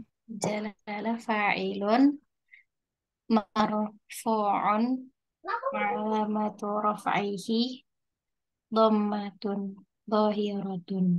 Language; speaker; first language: Arabic; non-native, learner; Indonesian